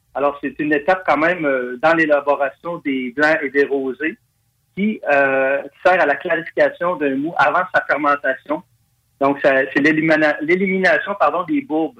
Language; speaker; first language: French; native; French